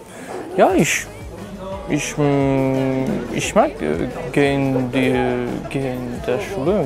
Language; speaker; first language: German; non-native, learner; French